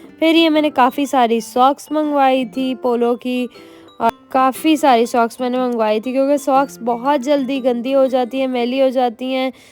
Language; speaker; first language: Hindi; native; Hindi